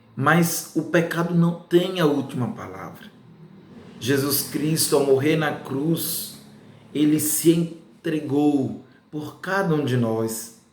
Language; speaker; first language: Portuguese; native; Portuguese